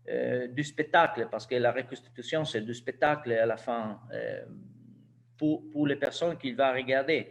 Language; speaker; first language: French; non-native, learner; Italian